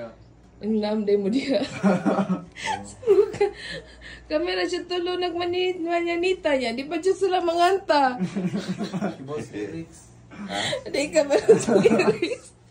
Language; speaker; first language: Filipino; non-native, local second language; Cebuano